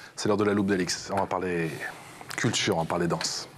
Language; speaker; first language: French; native; French